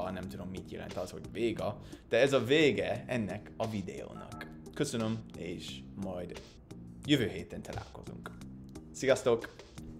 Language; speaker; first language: Hungarian; non-native, fluent; English